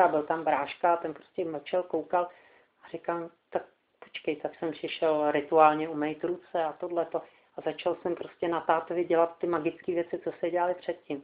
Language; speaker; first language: Czech; native; Czech